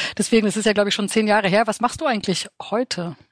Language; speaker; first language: German; early bilingual, other home language; Romanian